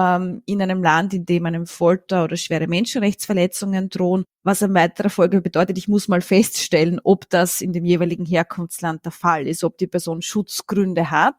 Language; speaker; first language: German; native; German